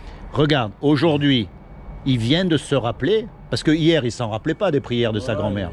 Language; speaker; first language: French; native; French